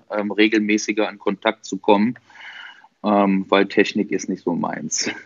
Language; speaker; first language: German; native; German